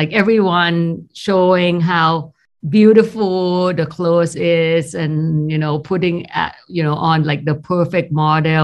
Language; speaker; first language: English; non-native, fluent; Thai